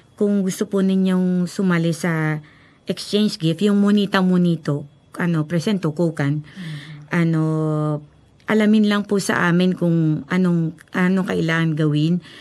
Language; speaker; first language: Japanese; non-native, learner; Filipino